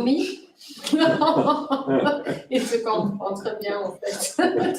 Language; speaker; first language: French; non-native, fluent; Italian